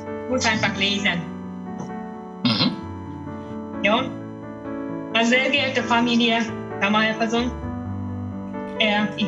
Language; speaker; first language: German; non-native, learner; Hungarian